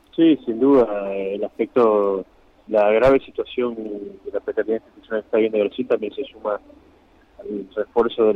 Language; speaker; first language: Spanish; native; Spanish